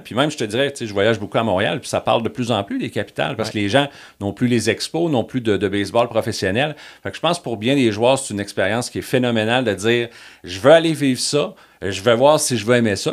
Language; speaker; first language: French; native; French